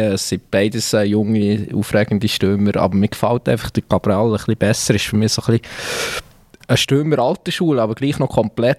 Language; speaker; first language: German; native; German